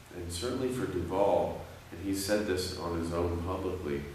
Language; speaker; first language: English; native; English